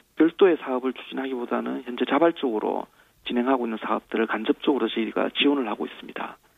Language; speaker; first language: Korean; native; Korean